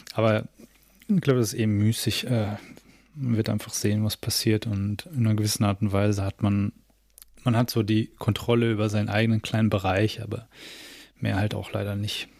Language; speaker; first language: German; native; German